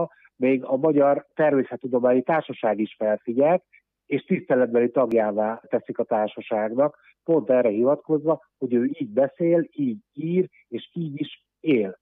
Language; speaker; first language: Hungarian; native; Hungarian